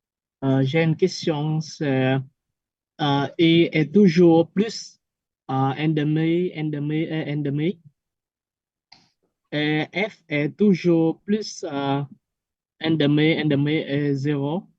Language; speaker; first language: French; non-native, learner; Vietnamese